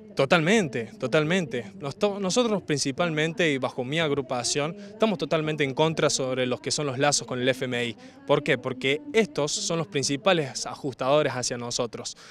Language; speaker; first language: Spanish; native; Spanish